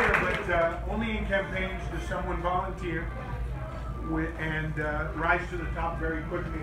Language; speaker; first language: English; early bilingual, other home language; Spanish